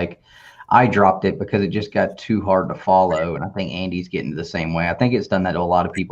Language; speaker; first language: English; native; English